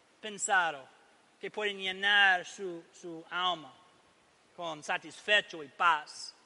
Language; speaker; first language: Spanish; non-native, learner; English